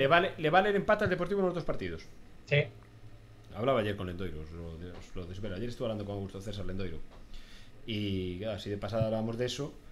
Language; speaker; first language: Spanish; native; Spanish